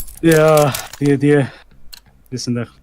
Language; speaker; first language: German; native; German